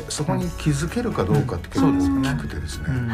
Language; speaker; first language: Japanese; native; Japanese